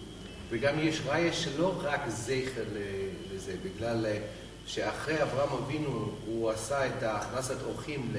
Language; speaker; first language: Hebrew; non-native, learner; English